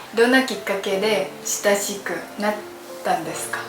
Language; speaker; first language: Japanese; non-native, fluent; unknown